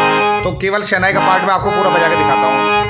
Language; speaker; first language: Hindi; native; Hindi